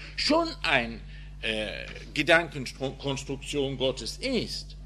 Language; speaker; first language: German; non-native, fluent; English